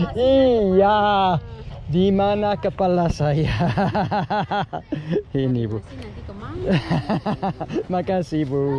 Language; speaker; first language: Indonesian; non-native, learner; English